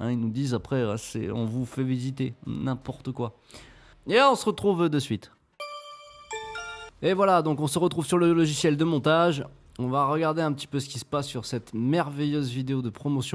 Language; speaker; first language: French; native; French